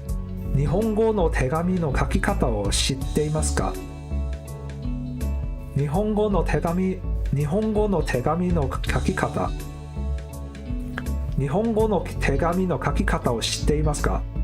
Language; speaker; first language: Japanese; non-native, learner; Cantonese